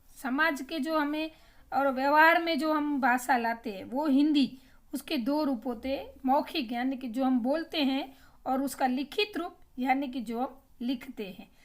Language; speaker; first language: Hindi; non-native, local second language; Gujarati